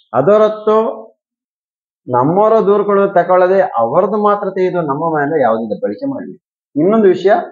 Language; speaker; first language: Kannada; native; Kannada